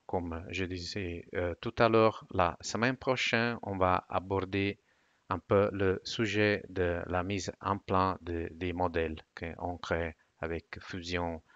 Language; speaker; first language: French; non-native, fluent; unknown